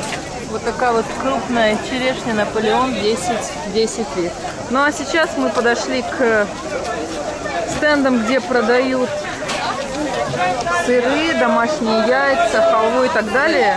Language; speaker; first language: Russian; native; Russian